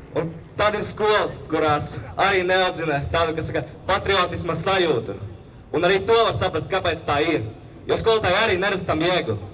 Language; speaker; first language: Latvian; non-native, local second language; Russian